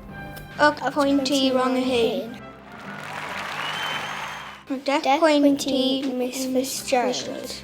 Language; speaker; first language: Irish; non-native, local second language; English